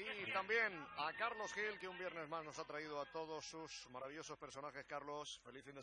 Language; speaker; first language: Spanish; native; Spanish